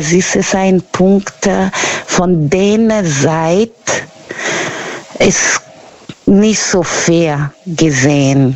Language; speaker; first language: German; non-native, learner; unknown